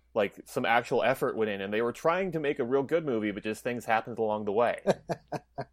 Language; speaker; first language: English; native; English